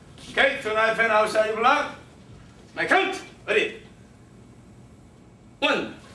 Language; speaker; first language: English; non-native, fluent; Korean